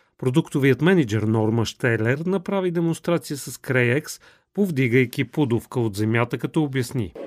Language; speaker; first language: Bulgarian; native; Bulgarian